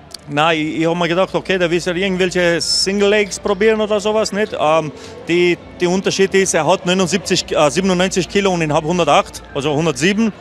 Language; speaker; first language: German; non-native, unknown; Albanian